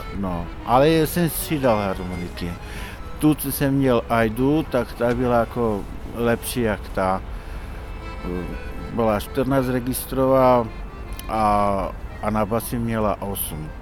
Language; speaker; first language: Czech; non-native, local second language; Slovak